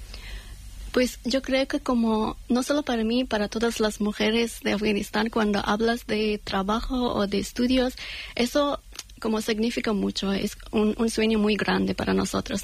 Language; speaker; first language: Spanish; non-native, learner; Persian